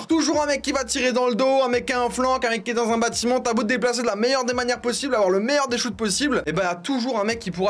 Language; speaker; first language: French; native; French